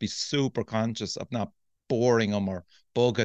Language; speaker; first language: English; native; English